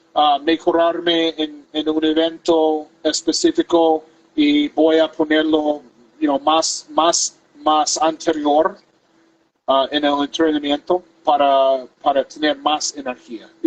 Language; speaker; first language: Spanish; non-native, fluent; English